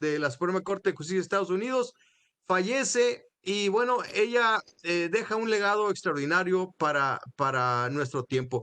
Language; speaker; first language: Spanish; native; Spanish